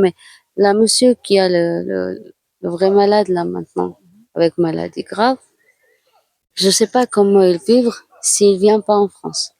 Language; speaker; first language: French; non-native, fluent; Georgian